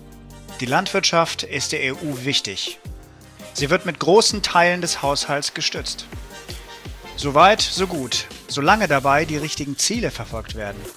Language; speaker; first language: German; native; German